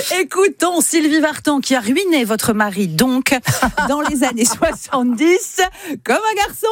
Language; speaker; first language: French; native; French